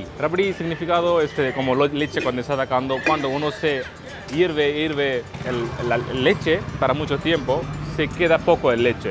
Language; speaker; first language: Spanish; non-native, fluent; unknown